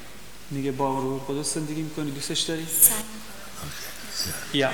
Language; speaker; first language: Dutch; non-native, learner; Persian